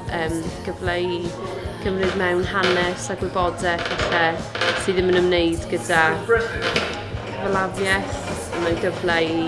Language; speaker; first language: Welsh; native; Welsh